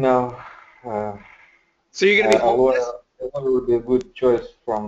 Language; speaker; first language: English; non-native, learner; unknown